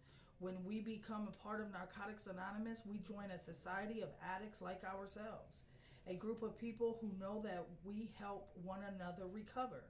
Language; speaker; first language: English; native; English